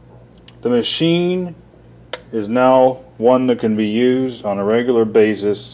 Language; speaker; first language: English; native; English